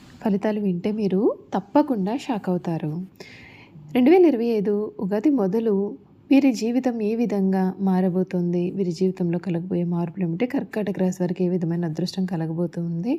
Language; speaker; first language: Telugu; native; Telugu